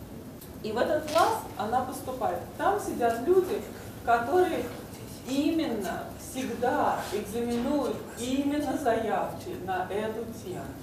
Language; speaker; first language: Russian; native; Russian